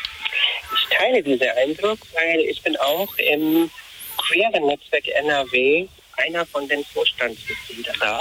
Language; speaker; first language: German; non-native, fluent; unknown